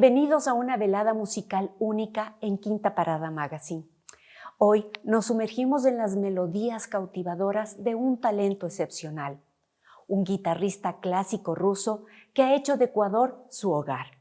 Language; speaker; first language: Spanish; native; Spanish